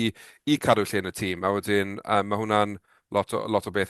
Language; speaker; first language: Welsh; native; Welsh